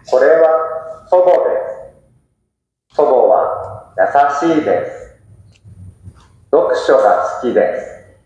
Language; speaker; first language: Japanese; non-native, learner; Indonesian